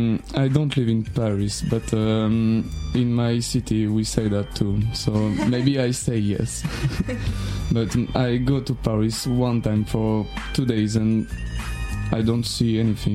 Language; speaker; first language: English; non-native, learner; French